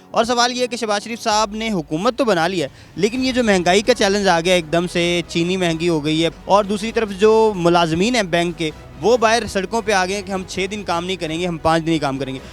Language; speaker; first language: Urdu; native; Urdu